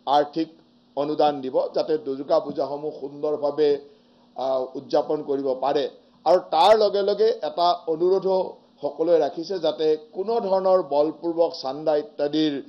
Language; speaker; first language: Assamese; native; Assamese